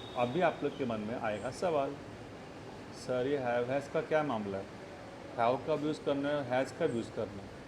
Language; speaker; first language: Hindi; non-native, local second language; Marathi